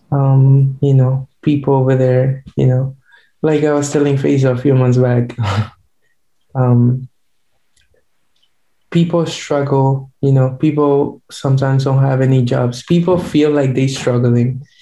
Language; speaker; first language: English; non-native, fluent; Guarani